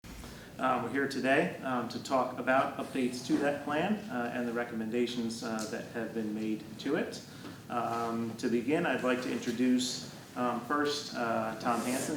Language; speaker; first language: English; native; English